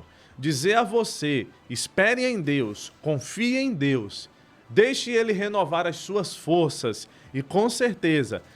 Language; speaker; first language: Portuguese; native; Portuguese